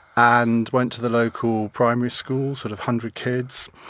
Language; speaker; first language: English; native; English